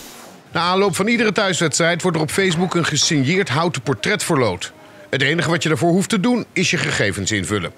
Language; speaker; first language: Dutch; native; Dutch